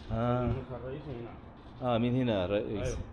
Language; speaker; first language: Arabic; non-native, learner; English